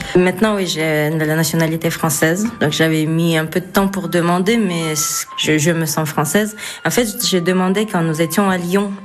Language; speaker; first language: French; non-native, fluent; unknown